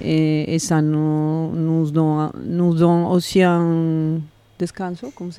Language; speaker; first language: French; non-native, fluent; Spanish